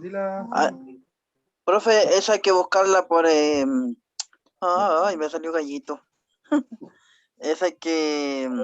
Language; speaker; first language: Spanish; native; Spanish